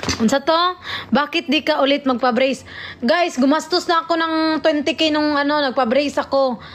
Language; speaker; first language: Filipino; non-native, local second language; Cebuano